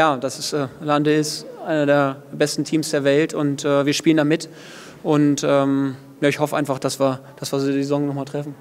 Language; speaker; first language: German; native; German